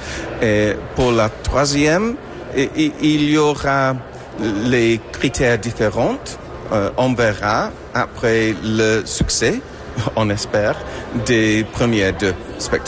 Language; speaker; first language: French; non-native, fluent; English